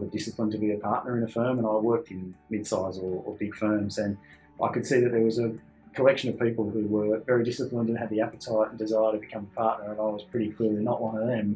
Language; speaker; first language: English; native; English